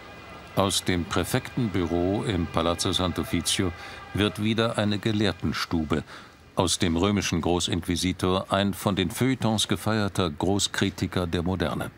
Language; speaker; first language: German; native; German